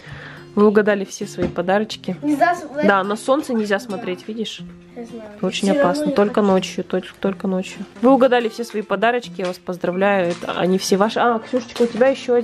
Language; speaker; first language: Russian; native; Russian